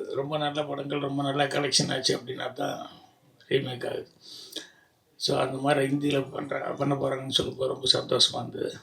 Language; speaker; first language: Tamil; native; Tamil